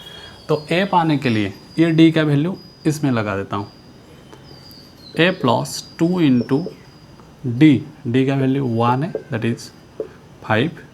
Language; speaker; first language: Hindi; non-native, local second language; Odia